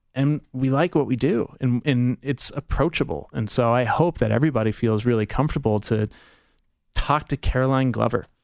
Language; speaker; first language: English; early bilingual, other home language; German